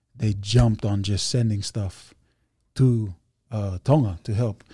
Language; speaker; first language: English; early bilingual, other home language; Hindi